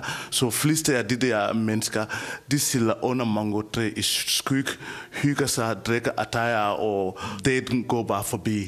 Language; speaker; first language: Danish; non-native, fluent; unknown